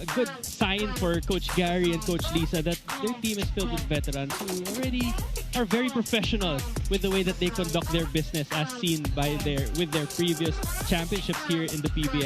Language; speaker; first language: English; non-native, local second language; Filipino